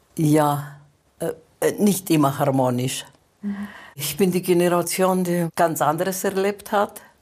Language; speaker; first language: German; non-native, fluent; Greek